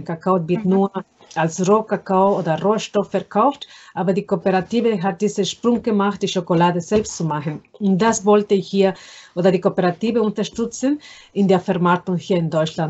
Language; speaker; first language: German; non-native, fluent; Spanish